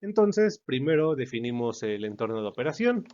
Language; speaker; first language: Spanish; native; Spanish